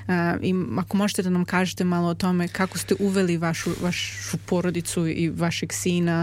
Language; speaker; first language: Serbian; native; Serbian